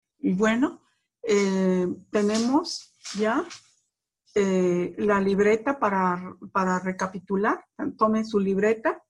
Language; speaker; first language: Spanish; native; Spanish